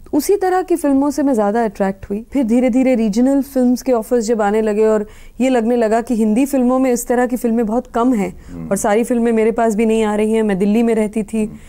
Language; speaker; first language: Hindi; native; Hindi